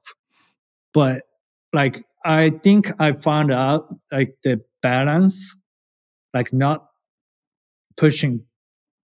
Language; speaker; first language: English; non-native, learner; Japanese